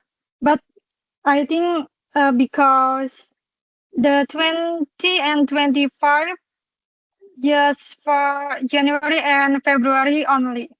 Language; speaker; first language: English; non-native, local second language; Indonesian